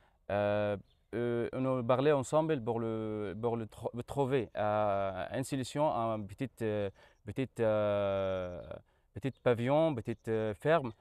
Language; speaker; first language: French; non-native, learner; Arabic